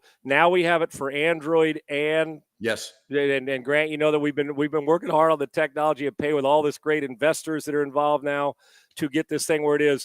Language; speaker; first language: English; native; English